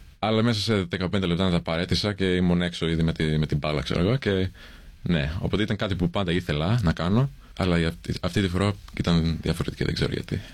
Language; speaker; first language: Greek; early bilingual, heritage; English